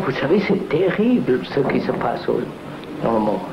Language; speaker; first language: French; non-native, fluent; Telugu